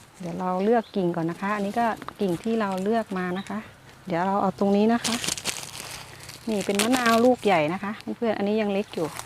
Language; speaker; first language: Thai; native; Thai